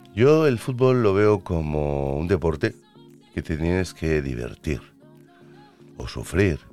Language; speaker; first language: Spanish; native; Spanish